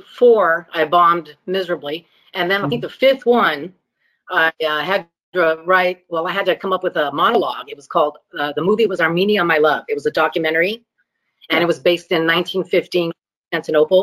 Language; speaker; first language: English; early bilingual, other home language; Greek